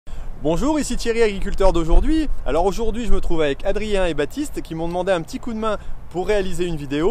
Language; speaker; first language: French; native; French